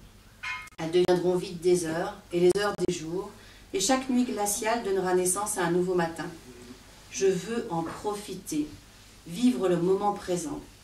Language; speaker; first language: French; native; French